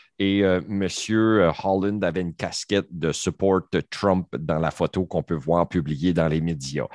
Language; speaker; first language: French; native; French